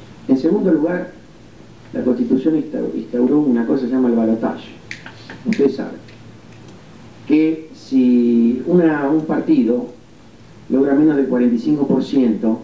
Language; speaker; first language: Spanish; native; Spanish